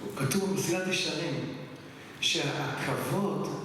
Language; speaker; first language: Hebrew; early bilingual, other home language; English